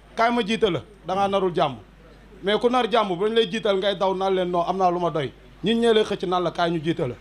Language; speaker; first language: Wolof; native; Wolof